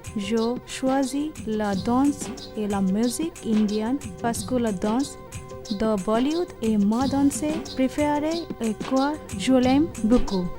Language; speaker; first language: French; non-native, learner; Bangla